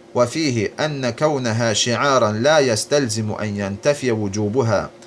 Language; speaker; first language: Arabic; non-native, fluent; Azerbaijani